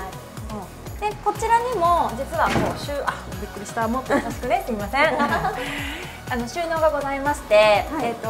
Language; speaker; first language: Japanese; native; Japanese